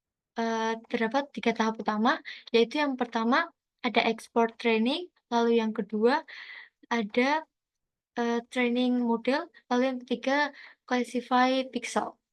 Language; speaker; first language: Indonesian; native; Indonesian